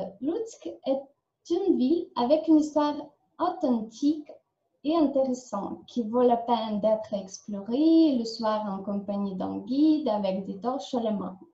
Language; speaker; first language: French; non-native, learner; Ukrainian